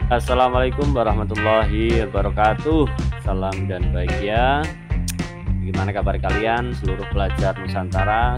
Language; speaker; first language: Indonesian; native; Indonesian